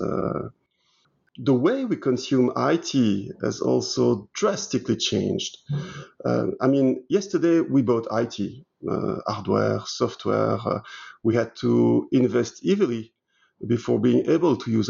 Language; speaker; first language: English; non-native, fluent; French